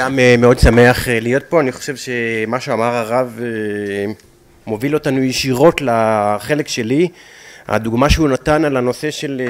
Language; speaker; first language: Hebrew; native; Hebrew